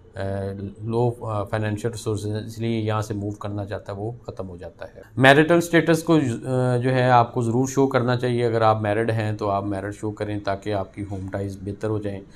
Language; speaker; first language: Urdu; non-native, local second language; Punjabi